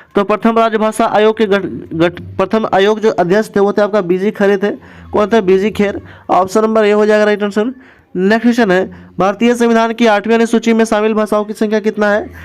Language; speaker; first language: Hindi; native; Hindi